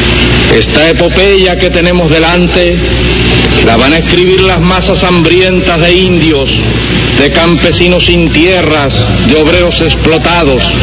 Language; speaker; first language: Spanish; native; Spanish